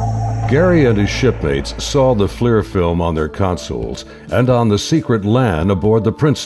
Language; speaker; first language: English; native; English